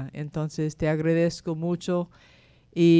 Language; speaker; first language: Spanish; non-native, fluent; English